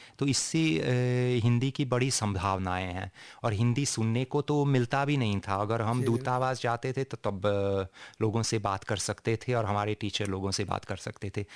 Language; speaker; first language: Hindi; non-native, fluent; Hungarian